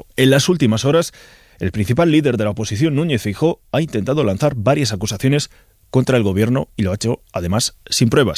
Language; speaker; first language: Spanish; native; Spanish